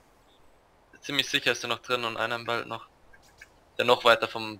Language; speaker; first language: German; native; German